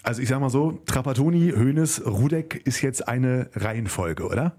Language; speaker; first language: German; native; German